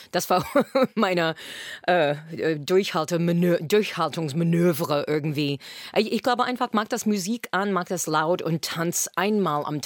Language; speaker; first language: German; non-native, fluent; English